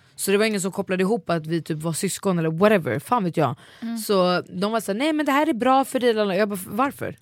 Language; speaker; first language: Swedish; early bilingual, other home language; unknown